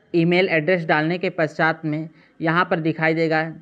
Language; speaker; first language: Hindi; native; Hindi